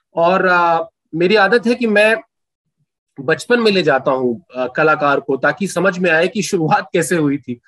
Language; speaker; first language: Hindi; native; Hindi